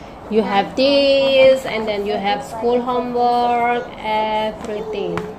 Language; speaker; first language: English; non-native, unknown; Indonesian